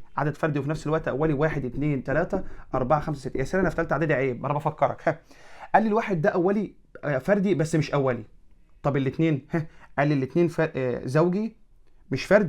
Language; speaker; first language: Arabic; native; Arabic